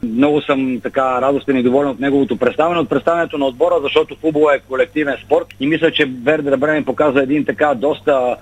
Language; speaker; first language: Bulgarian; native; Bulgarian